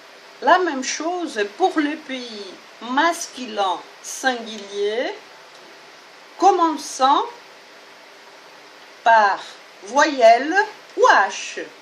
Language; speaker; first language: French; non-native, fluent; Portuguese